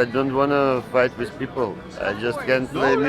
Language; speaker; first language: English; non-native, learner; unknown